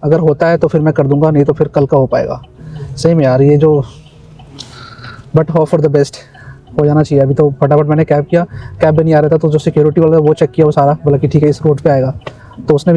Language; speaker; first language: Hindi; native; Hindi